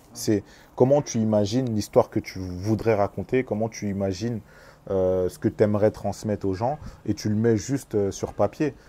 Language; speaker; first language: French; early bilingual, other home language; Lingala